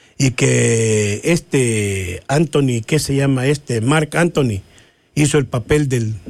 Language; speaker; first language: Spanish; native; Spanish